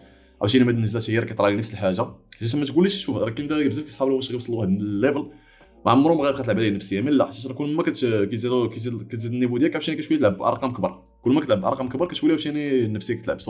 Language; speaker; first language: Arabic; native; Arabic